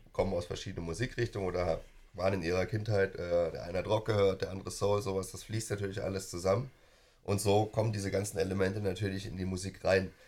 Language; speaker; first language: German; native; German